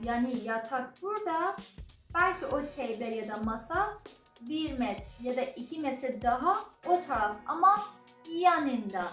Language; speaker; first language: Turkish; non-native, learner; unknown